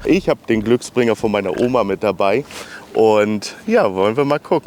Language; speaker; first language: German; native; German